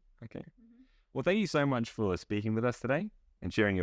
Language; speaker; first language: English; native; English